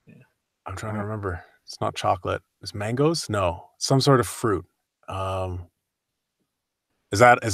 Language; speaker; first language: English; native; English